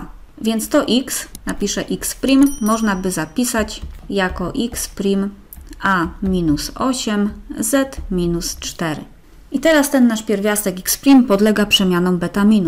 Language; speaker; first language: Polish; native; Polish